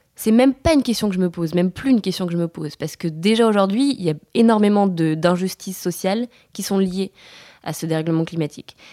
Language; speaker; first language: French; native; French